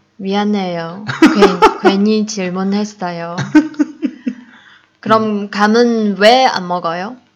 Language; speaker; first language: Korean; non-native, fluent; Chinese